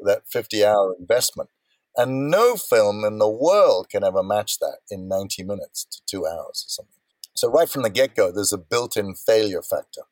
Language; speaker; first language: English; native; English